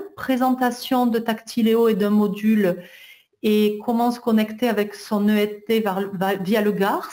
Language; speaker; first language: French; native; French